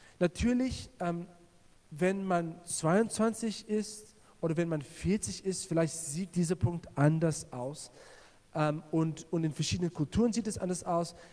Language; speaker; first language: German; native; German